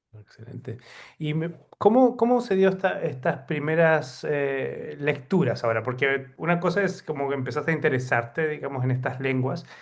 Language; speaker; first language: Spanish; native; Spanish